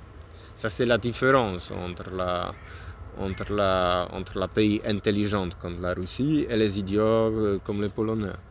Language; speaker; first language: French; non-native, learner; Polish